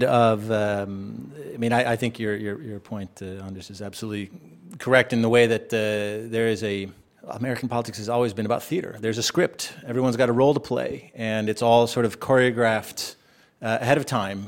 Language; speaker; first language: English; native; English